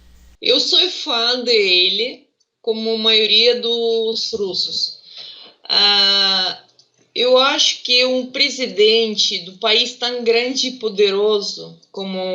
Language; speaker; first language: Portuguese; non-native, fluent; Russian